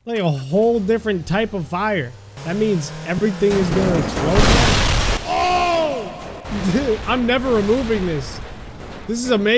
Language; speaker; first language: English; native; English